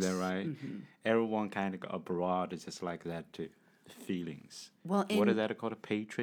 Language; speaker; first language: English; non-native, learner; Chinese